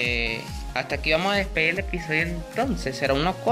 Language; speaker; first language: Spanish; native; Spanish